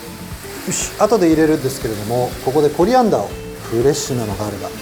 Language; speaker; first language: Japanese; native; Japanese